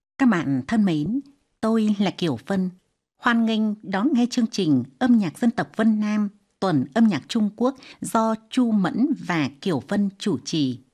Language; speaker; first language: Vietnamese; non-native, fluent; Chinese